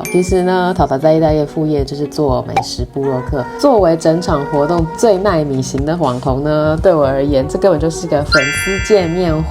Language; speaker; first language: Chinese; native; Chinese